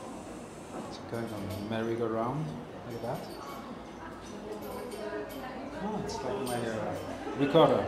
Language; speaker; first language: English; non-native, learner; French